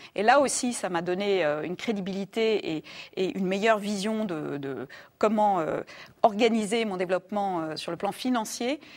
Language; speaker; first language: French; native; French